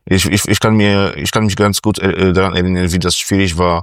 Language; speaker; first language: German; non-native, fluent; Polish